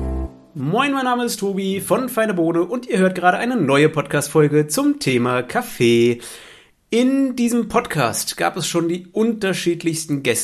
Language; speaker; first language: German; native; German